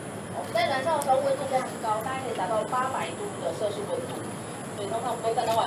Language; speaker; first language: Chinese; native; Chinese